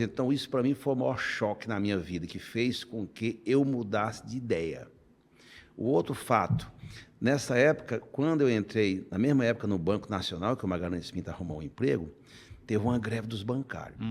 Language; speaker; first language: Portuguese; native; Portuguese